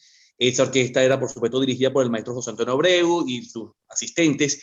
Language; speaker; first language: Spanish; native; Spanish